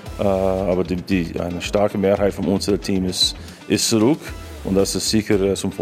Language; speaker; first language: German; non-native, fluent; English